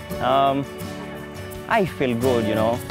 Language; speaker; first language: English; non-native, fluent; French